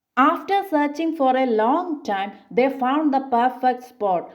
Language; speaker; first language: English; non-native, local second language; Malayalam